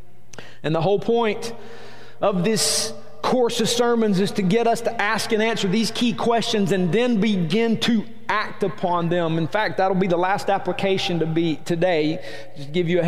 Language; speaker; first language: English; native; English